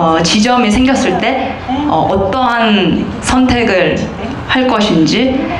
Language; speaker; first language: Korean; native; Korean